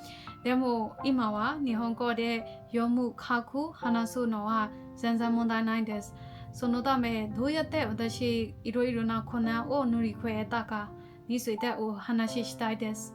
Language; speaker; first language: Japanese; non-native, fluent; Burmese